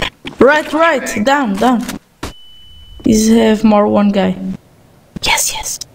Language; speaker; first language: English; non-native, learner; Hungarian